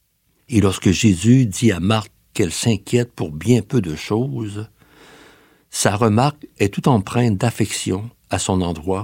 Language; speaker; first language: French; native; French